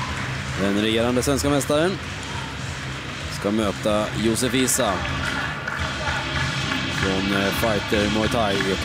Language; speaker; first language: Swedish; native; Swedish